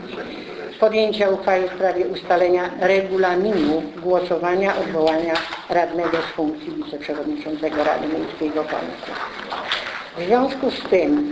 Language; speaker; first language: Polish; native; Polish